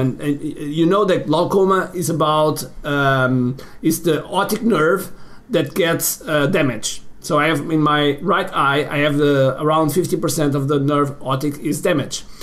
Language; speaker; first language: English; non-native, fluent; Portuguese